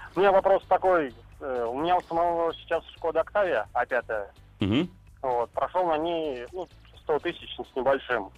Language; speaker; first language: Russian; native; Russian